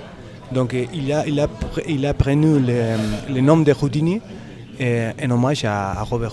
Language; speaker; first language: French; non-native, learner; Spanish